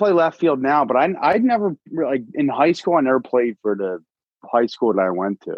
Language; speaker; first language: English; native; English